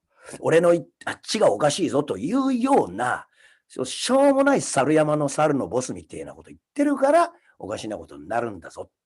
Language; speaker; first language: Japanese; native; Japanese